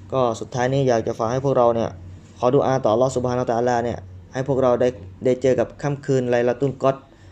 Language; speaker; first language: Thai; non-native, local second language; Malay